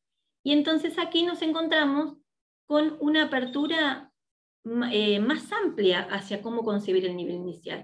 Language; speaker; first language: Spanish; native; Spanish